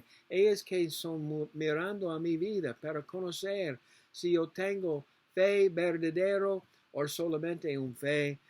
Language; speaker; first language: Spanish; non-native, learner; English